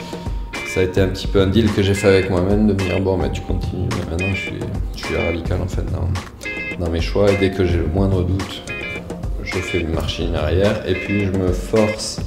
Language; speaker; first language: French; native; French